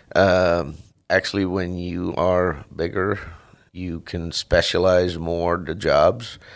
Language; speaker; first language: English; non-native, fluent; Dutch